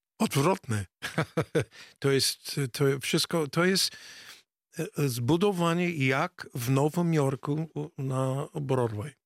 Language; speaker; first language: Polish; non-native, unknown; English